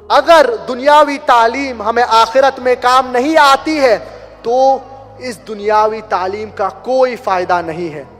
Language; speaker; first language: Urdu; non-native, local second language; Konkani